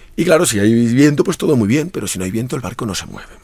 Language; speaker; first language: Spanish; native; Spanish